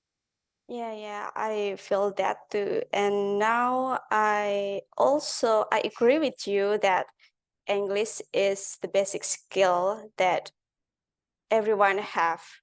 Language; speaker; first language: English; non-native, learner; Indonesian